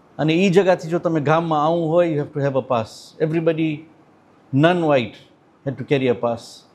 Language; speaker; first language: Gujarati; early bilingual, heritage; Gujarati